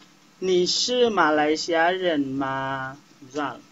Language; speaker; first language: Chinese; non-native, fluent; Indonesian